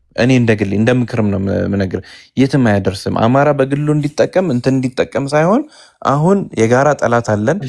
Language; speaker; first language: Amharic; non-native, local second language; Tigrinya